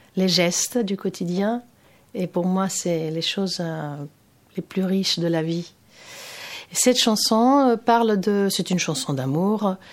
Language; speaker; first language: French; non-native, fluent; Greek